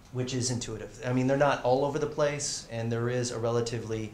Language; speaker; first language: English; native; English